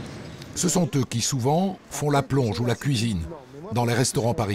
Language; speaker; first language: French; native; French